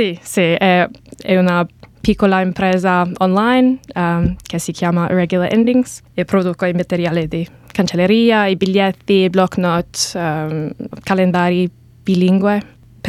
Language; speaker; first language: Italian; non-native, learner; English